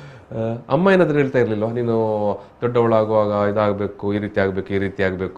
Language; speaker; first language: Kannada; native; Kannada